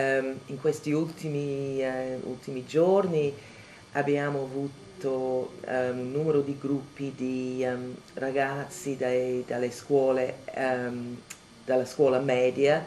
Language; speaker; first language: Italian; non-native, fluent; English